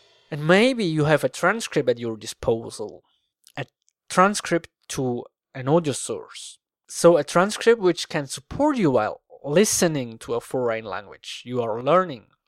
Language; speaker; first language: English; non-native, fluent; Swiss German